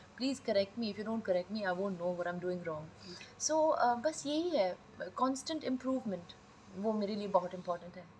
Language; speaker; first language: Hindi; non-native, fluent; Persian